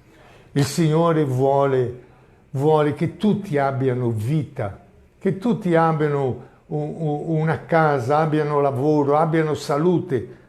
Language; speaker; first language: Italian; non-native, fluent; Portuguese